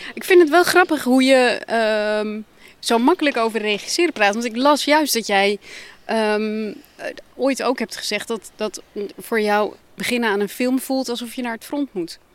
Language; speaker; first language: Dutch; native; Dutch